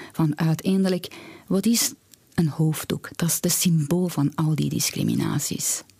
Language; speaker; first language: Dutch; non-native, fluent; Persian